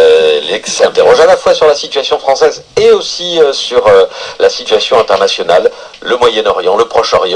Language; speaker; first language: French; native; French